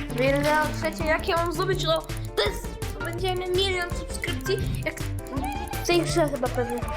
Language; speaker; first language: Polish; early bilingual, other home language; Ukrainian